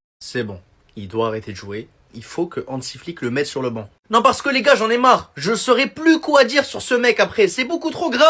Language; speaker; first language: French; native; French